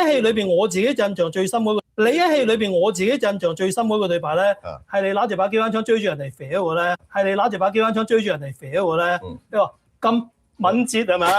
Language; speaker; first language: Chinese; native; Chinese